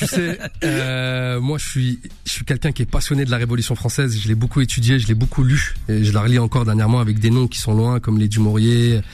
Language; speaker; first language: French; early bilingual, other home language; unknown